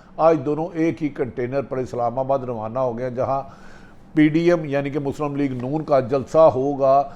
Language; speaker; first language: Urdu; native; Urdu